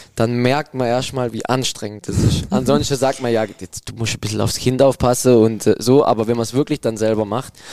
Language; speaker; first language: German; native; German